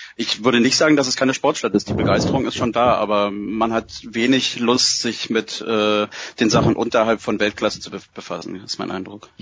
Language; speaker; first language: German; native; German